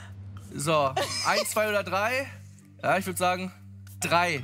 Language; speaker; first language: German; native; German